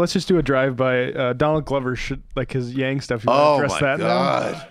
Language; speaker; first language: English; native; English